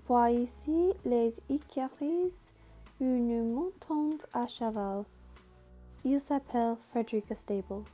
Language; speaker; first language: French; non-native, learner; English